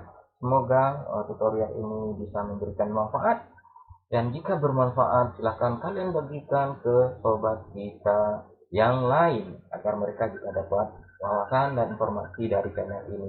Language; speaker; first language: Indonesian; native; Indonesian